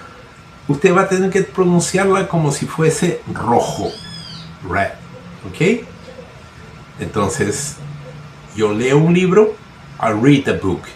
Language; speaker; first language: Spanish; non-native, fluent; Portuguese